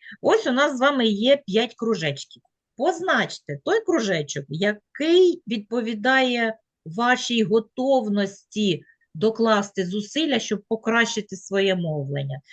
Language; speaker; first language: Ukrainian; native; Ukrainian